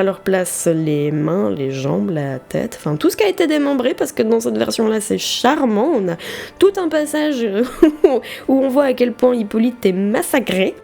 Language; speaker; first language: French; native; French